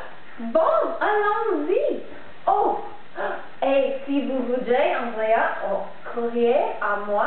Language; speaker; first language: French; non-native, learner; English